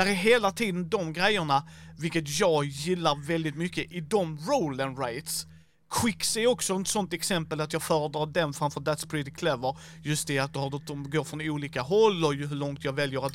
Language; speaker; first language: Swedish; native; Swedish